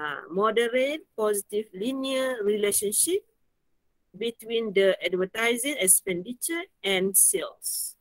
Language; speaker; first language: English; non-native, local second language; Malay